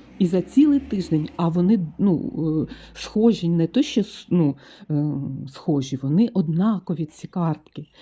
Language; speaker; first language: Ukrainian; native; Ukrainian